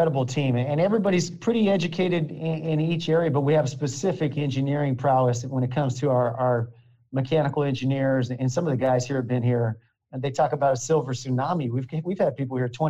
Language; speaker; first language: English; native; English